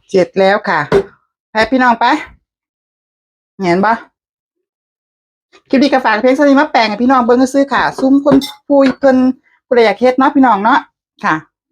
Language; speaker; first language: Thai; native; Thai